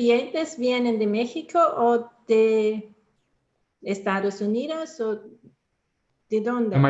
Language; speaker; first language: Spanish; non-native, learner; German